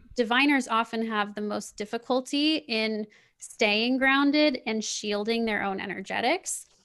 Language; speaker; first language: English; native; English